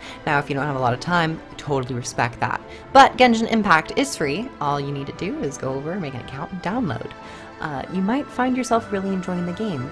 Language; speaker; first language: English; native; English